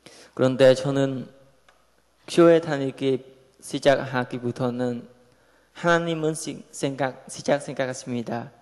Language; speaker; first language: Korean; non-native, learner; Khmer